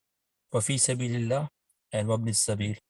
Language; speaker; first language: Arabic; non-native, learner; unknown